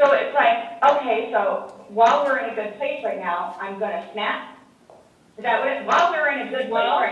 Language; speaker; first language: English; native; English